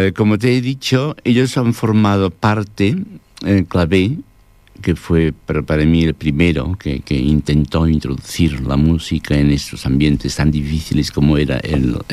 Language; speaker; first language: Spanish; non-native, local second language; Catalan